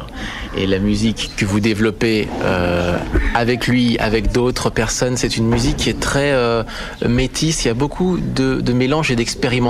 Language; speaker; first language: French; native; French